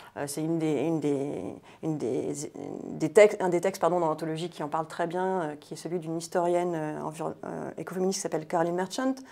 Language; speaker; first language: French; native; French